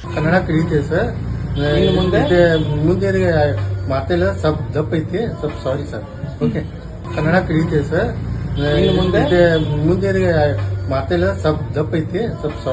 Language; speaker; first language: Kannada; non-native, learner; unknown